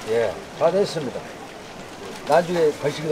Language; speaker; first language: Korean; native; Korean